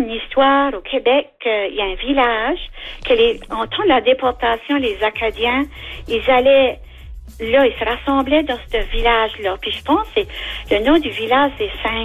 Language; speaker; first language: French; native; French